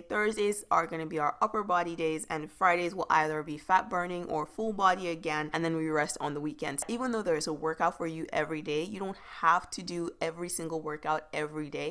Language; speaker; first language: English; native; English